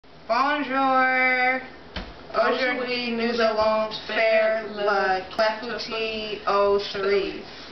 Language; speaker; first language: French; non-native, learner; English